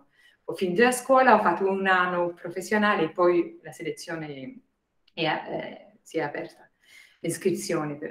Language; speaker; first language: Italian; non-native, fluent; French